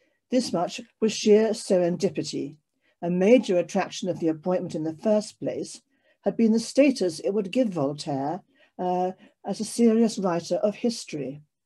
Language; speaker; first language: English; native; English